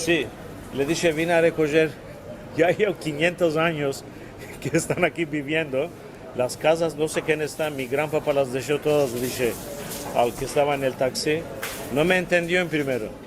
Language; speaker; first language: Spanish; early bilingual, heritage; Ladino